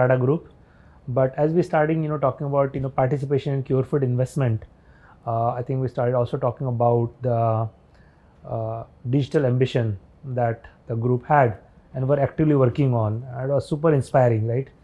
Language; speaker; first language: English; non-native, local second language; Hindi